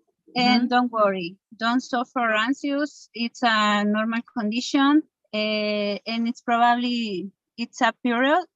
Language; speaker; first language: English; non-native, learner; Spanish